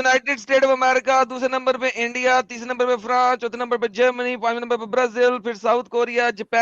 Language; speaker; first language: Hindi; native; Hindi